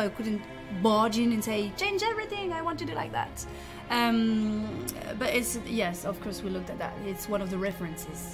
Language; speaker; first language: English; non-native, fluent; French